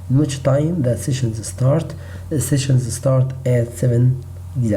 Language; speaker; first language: English; non-native, learner; Arabic